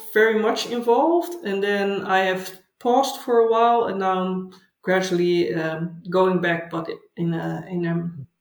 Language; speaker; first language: English; non-native, fluent; Dutch